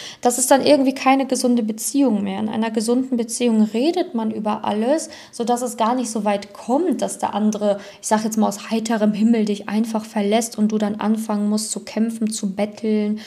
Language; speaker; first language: German; native; German